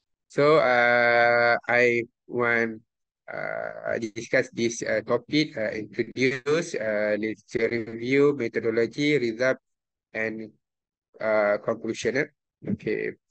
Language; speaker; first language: English; non-native, local second language; Malay